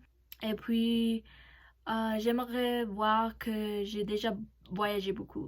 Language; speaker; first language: French; non-native, learner; Spanish